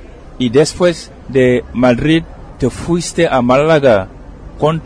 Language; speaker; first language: Spanish; non-native, fluent; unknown